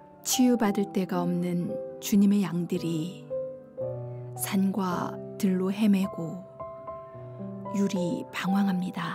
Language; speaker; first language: Korean; native; Korean